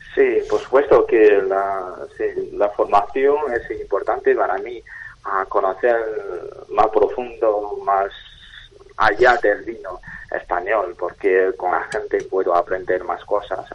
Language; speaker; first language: Spanish; non-native, fluent; Chinese